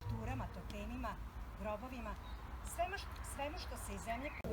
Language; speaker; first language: Bosnian; native; Bosnian